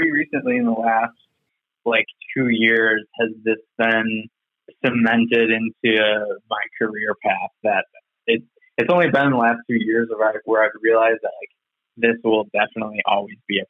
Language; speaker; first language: English; native; English